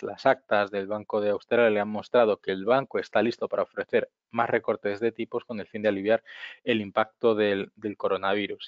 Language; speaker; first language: Spanish; native; Spanish